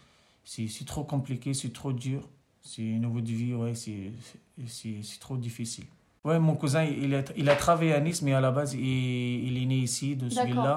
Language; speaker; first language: French; non-native, local second language; Arabic